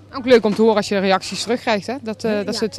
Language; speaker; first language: Dutch; native; Dutch